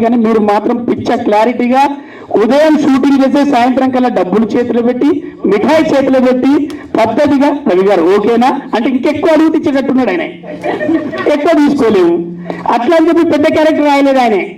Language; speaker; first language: Telugu; native; Telugu